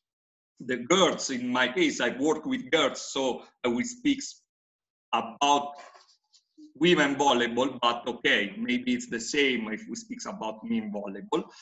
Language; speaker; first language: English; non-native, fluent; Italian